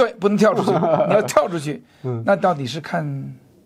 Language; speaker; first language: Chinese; native; Chinese